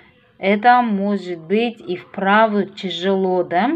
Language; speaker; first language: Russian; non-native, local second language; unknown